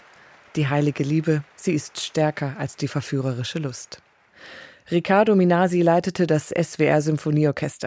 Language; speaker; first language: German; native; German